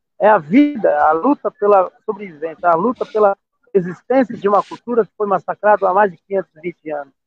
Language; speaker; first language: Portuguese; non-native, local second language; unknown